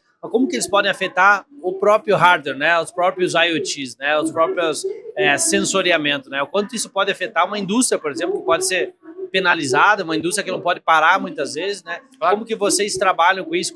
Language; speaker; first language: Portuguese; native; Portuguese